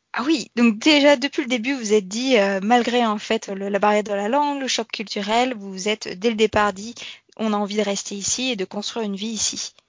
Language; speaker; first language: French; non-native, fluent; Portuguese